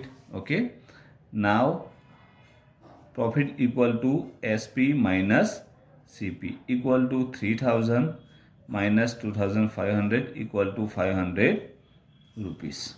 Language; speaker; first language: English; non-native, local second language; Gujarati